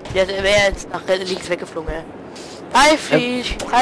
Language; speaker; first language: German; native; German